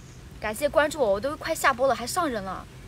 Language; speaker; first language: Chinese; native; Chinese